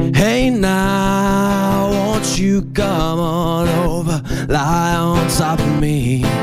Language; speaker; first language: English; non-native, fluent; Finnish